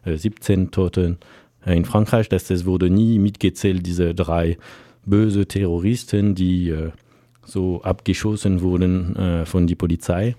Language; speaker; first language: German; non-native, fluent; French